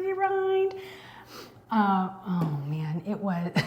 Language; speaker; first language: English; native; English